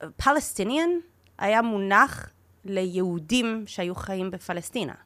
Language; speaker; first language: Hebrew; early bilingual, heritage; English